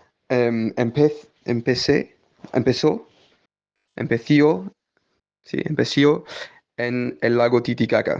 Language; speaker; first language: Spanish; non-native, learner; French